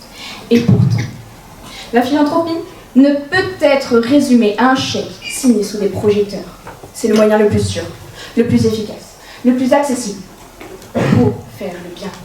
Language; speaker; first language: French; native; French